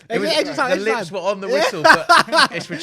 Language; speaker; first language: English; native; English